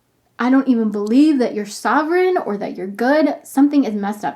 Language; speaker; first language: English; native; English